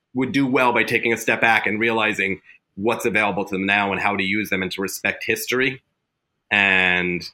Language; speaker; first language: English; native; English